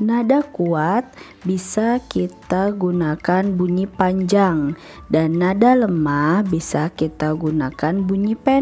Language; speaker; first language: Indonesian; native; Indonesian